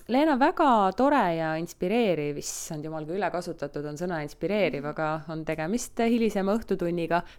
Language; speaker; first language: Estonian; native; Estonian